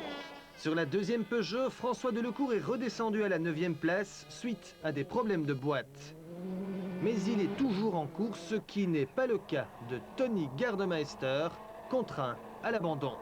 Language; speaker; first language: French; native; French